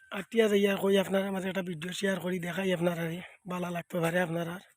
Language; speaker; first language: Bangla; native; Bangla